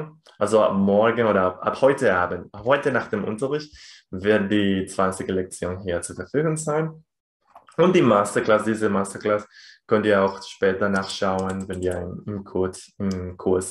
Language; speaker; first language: German; non-native, fluent; Spanish